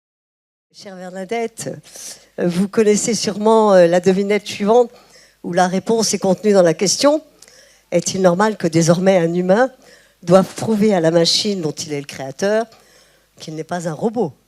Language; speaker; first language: French; native; French